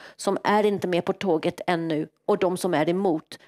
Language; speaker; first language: Swedish; non-native, fluent; English